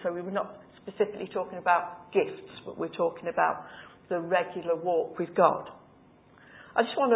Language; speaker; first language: English; native; English